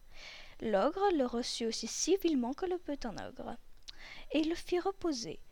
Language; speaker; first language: French; native; French